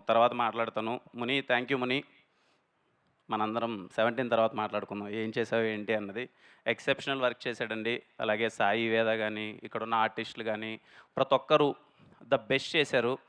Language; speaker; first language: Telugu; native; Telugu